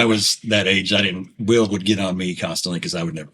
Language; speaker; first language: English; native; English